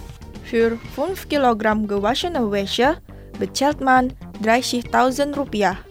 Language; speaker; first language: German; non-native, fluent; Indonesian